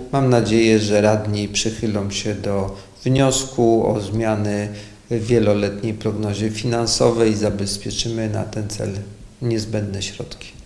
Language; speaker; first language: Polish; native; Polish